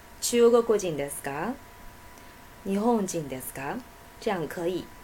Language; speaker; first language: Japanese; non-native, fluent; Chinese